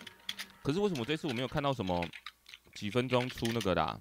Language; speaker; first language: Chinese; native; Chinese